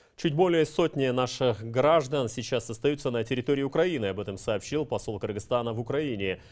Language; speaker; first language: Russian; non-native, local second language; Kyrgyz